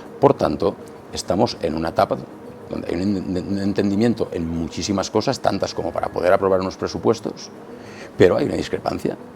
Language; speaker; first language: Spanish; non-native, local second language; Catalan